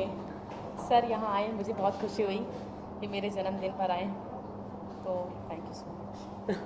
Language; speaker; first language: Hindi; native; Hindi